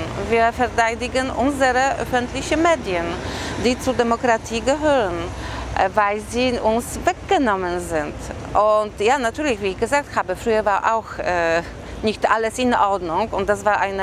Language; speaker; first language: German; non-native, fluent; Polish